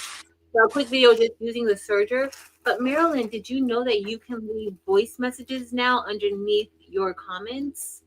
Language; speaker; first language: English; native; English